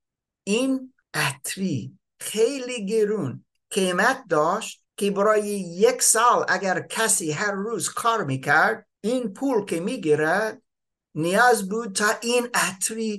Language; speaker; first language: Persian; non-native, fluent; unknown